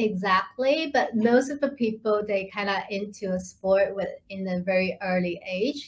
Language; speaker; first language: English; non-native, fluent; Chinese